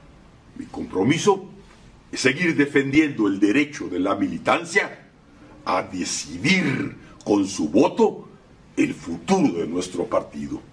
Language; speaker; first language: Spanish; native; Spanish